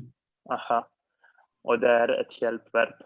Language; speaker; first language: Swedish; non-native, fluent; Spanish